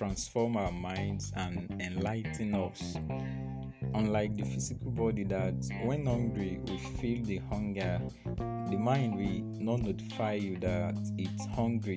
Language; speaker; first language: English; non-native, local second language; Yoruba